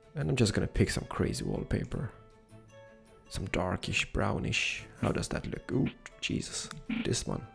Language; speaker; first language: English; non-native, fluent; Polish